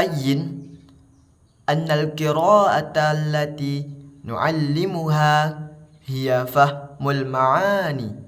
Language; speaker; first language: Arabic; non-native, learner; Indonesian